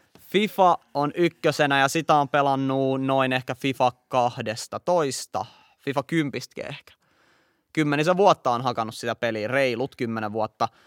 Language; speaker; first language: Finnish; native; Finnish